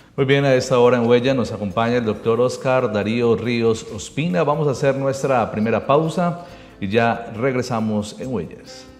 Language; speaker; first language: Spanish; native; Spanish